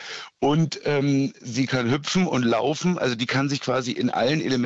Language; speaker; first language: German; native; German